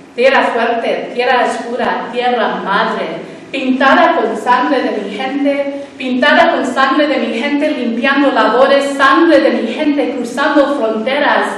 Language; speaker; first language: Spanish; early bilingual, heritage; Spanish